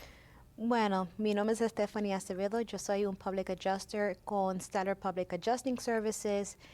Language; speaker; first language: Spanish; early bilingual, heritage; Spanish